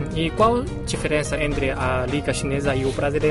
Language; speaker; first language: Portuguese; non-native, fluent; Chinese